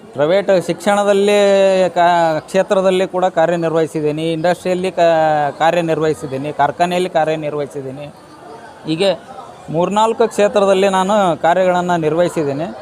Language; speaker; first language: Kannada; native; Kannada